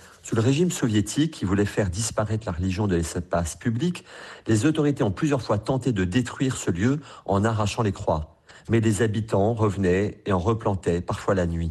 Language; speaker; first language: French; native; French